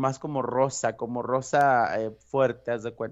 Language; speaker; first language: Spanish; native; Spanish